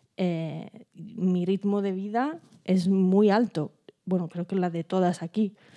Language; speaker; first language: Spanish; non-native, fluent; Italian